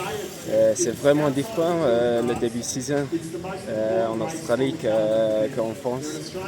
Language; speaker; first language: French; non-native, learner; English